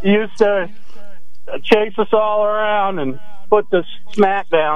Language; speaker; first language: English; native; English